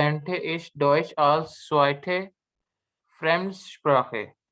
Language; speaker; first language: German; non-native, learner; Urdu